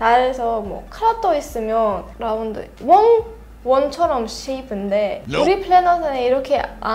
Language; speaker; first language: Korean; non-native, learner; Russian